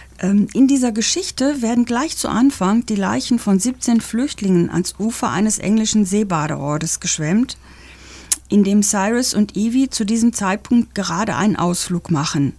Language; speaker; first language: German; native; German